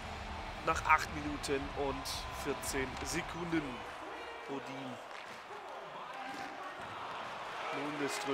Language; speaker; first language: German; native; German